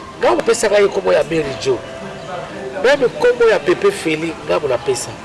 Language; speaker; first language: Lingala; native; Lingala